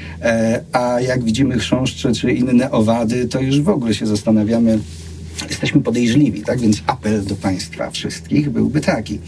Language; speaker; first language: Polish; native; Polish